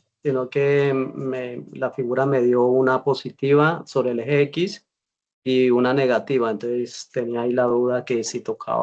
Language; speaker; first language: Spanish; native; Spanish